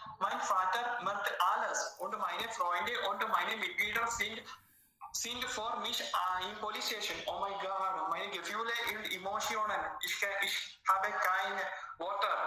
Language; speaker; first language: German; non-native, learner; Malayalam